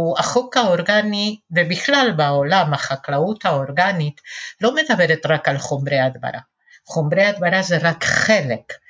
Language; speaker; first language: Hebrew; non-native, fluent; Spanish